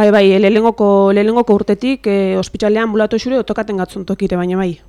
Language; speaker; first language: Basque; native; Basque